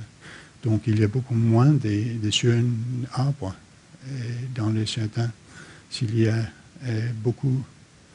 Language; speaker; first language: French; non-native, fluent; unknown